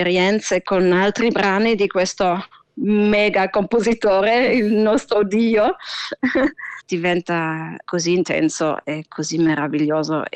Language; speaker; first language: Italian; non-native, fluent; German